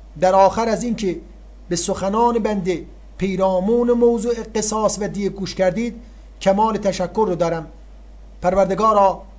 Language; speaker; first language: Persian; native; Persian